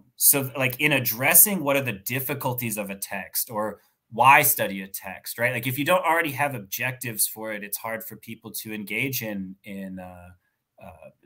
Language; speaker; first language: English; native; English